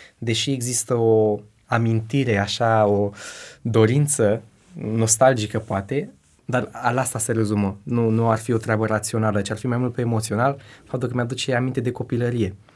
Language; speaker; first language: Romanian; non-native, fluent; Spanish